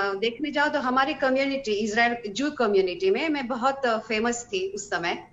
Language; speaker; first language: Hindi; non-native, fluent; Hebrew